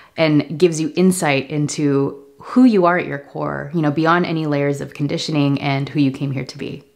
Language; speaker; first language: English; native; English